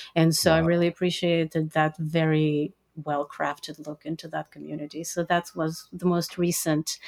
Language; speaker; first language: English; non-native, fluent; Russian